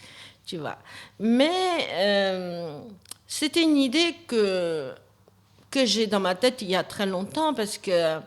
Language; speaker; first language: French; non-native, fluent; Chinese